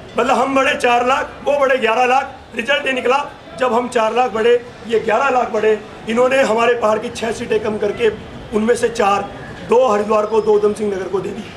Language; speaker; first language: Hindi; non-native, local second language; Garhwali